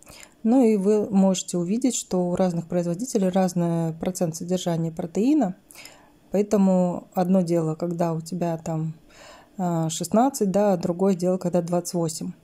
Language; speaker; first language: Russian; native; Russian